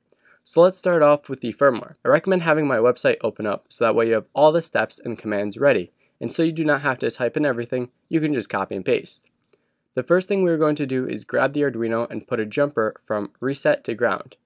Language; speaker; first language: English; native; English